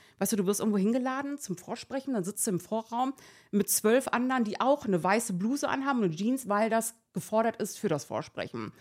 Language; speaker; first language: German; early bilingual, other home language; Persian